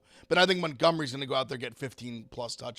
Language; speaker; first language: English; native; English